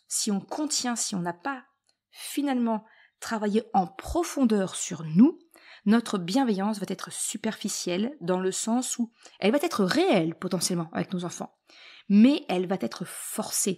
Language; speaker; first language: French; native; French